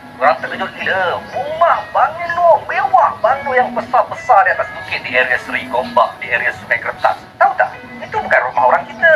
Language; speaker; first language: Malay; native; Malay